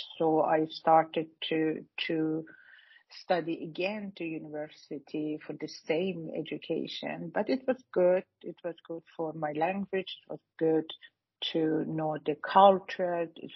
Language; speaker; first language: English; non-native, fluent; Persian